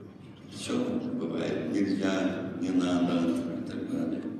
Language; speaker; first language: Russian; non-native, learner; Lithuanian